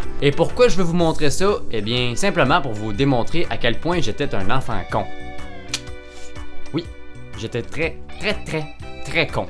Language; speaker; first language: French; native; French